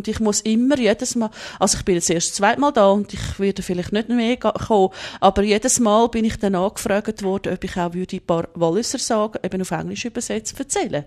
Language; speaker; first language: German; native; German